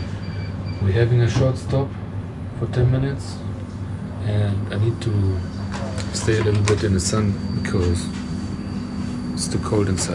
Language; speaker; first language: English; non-native, fluent; German